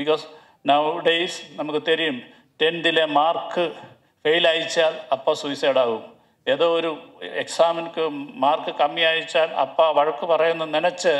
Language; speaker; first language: Tamil; non-native, learner; Malayalam